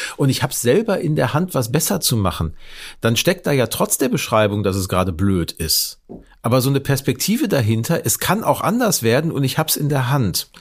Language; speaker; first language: German; native; German